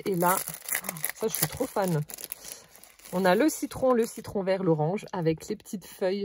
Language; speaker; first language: French; native; French